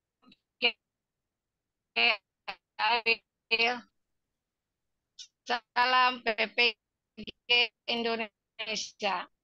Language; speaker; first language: English; non-native, learner; Indonesian